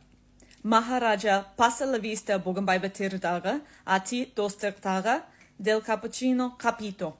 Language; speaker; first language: Kazakh; non-native, learner; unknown